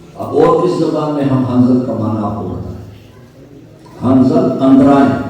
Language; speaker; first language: Urdu; non-native, local second language; Pashto